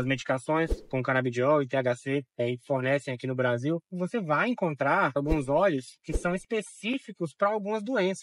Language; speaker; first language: Portuguese; native; Portuguese